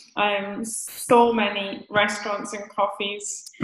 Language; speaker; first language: English; native; English